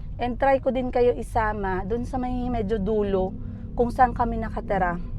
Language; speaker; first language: Filipino; non-native, local second language; Cebuano